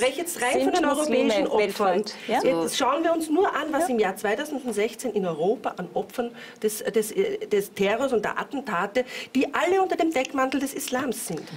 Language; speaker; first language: German; native; German